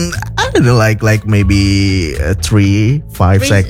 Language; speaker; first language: English; non-native, fluent; Indonesian